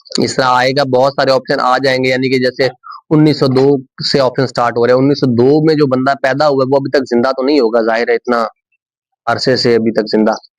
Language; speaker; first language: Urdu; non-native, local second language; Punjabi